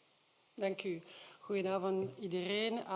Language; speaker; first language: Dutch; non-native, local second language; French